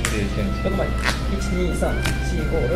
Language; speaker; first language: Japanese; native; Japanese